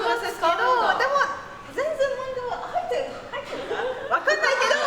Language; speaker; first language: Japanese; non-native, learner; Persian